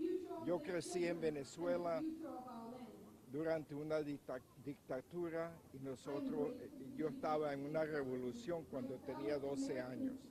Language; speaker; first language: Spanish; non-native, local second language; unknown